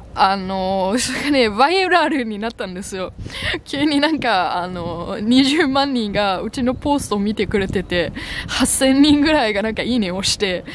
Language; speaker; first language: Japanese; non-native, fluent; German